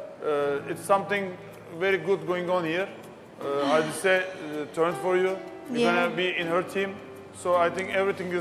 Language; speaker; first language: English; non-native, fluent; Turkish